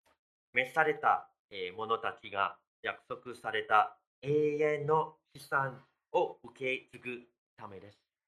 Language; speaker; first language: Japanese; non-native, fluent; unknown